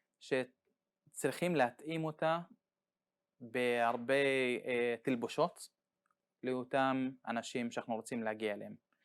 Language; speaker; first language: Hebrew; non-native, local second language; Arabic